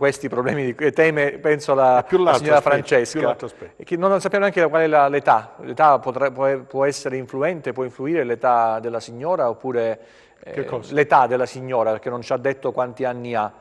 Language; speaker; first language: Italian; native; Italian